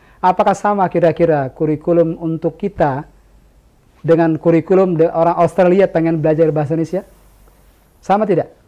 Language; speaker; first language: Indonesian; native; Indonesian